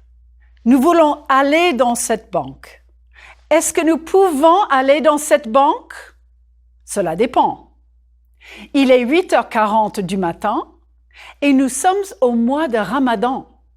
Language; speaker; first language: French; non-native, fluent; English